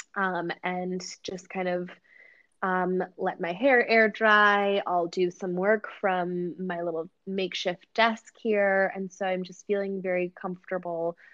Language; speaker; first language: English; native; English